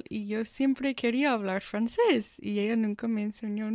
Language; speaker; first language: Spanish; non-native, fluent; English